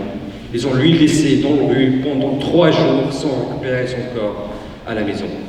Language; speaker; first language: French; non-native, fluent; Arabic